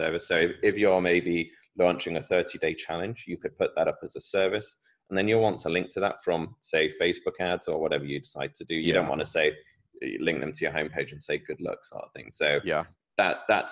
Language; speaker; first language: English; native; English